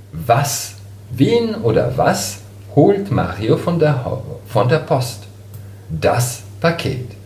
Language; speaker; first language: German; non-native, fluent; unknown